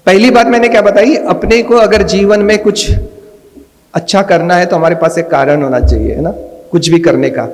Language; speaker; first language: Hindi; non-native, local second language; Marathi